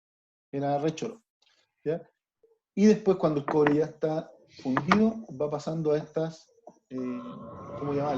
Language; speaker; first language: Spanish; native; Spanish